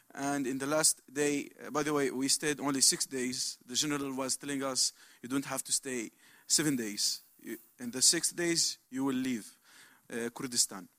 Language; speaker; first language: English; non-native, learner; Arabic